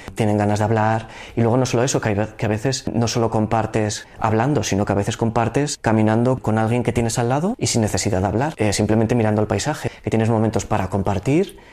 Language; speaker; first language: Spanish; native; Spanish